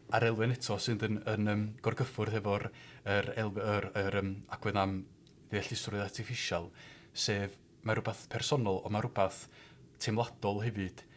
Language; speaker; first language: Welsh; native; Welsh